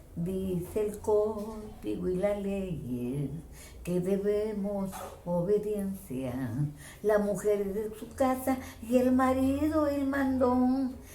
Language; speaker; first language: Spanish; non-native, local second language; Quechua